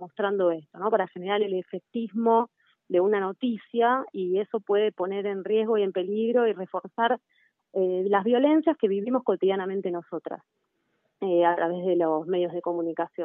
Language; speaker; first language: Spanish; native; Spanish